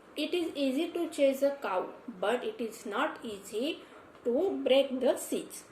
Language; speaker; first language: English; non-native, local second language; Marathi